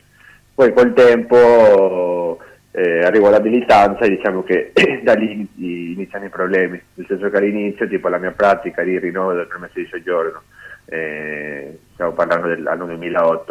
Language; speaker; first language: Italian; non-native, fluent; Spanish